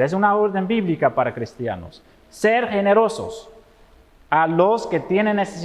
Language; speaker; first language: Spanish; non-native, fluent; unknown